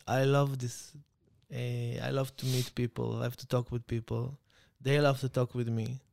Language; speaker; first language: English; non-native, learner; Hebrew